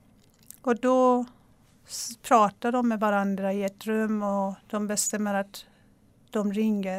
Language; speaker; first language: Swedish; non-native, fluent; Persian